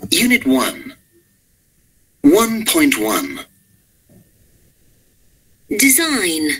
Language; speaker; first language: English; non-native, learner; Spanish